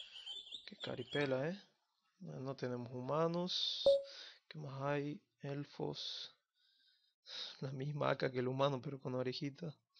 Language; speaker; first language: Spanish; native; Spanish